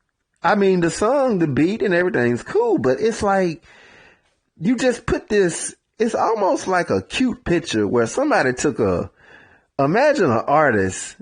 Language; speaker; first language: English; native; English